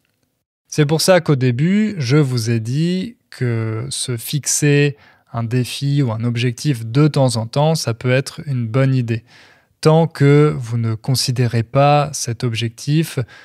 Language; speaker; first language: French; native; French